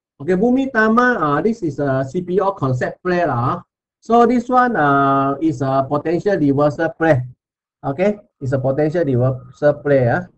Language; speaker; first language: English; non-native, local second language; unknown